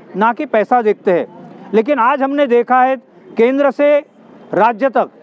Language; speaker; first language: Hindi; non-native, local second language; Marathi